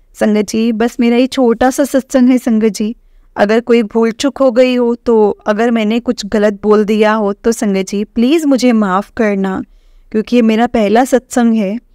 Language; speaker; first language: Hindi; non-native, local second language; Punjabi